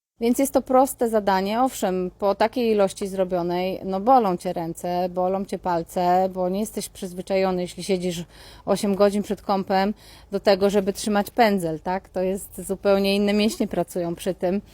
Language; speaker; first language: Polish; native; Polish